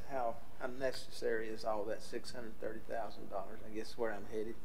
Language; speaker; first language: English; native; English